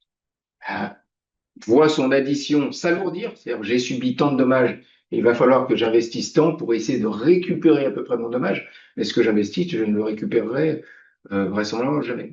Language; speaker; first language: French; native; French